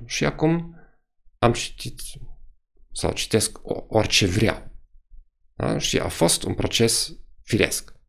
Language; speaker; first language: Romanian; non-native, fluent; German